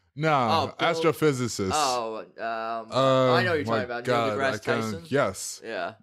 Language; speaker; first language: English; native; English